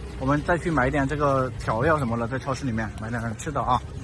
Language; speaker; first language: Chinese; native; Chinese